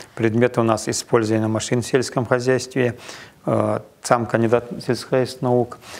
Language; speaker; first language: Russian; non-native, local second language; Kazakh